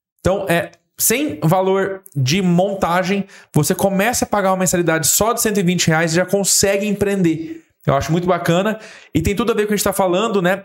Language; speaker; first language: Portuguese; native; Portuguese